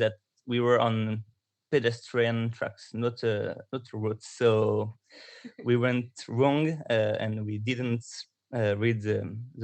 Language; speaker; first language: English; non-native, learner; French